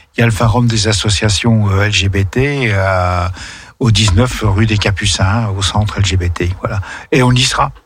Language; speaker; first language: French; native; French